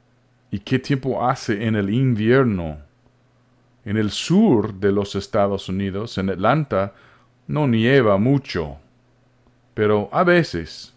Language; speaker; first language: Spanish; non-native, fluent; English